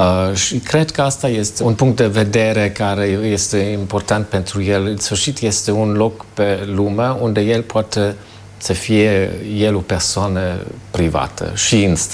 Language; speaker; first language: Romanian; non-native, fluent; German